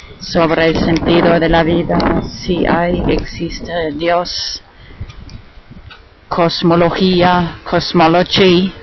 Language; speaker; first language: Spanish; non-native, fluent; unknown